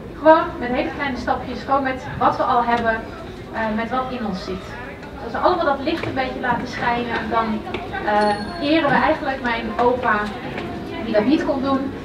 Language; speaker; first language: Dutch; native; Dutch